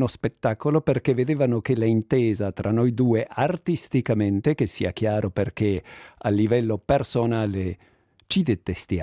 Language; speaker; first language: Italian; non-native, fluent; Spanish